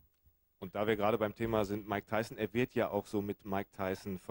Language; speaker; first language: German; native; German